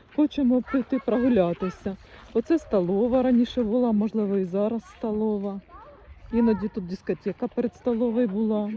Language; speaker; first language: Ukrainian; native; Ukrainian